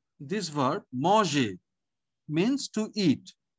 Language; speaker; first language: English; non-native, local second language; Bangla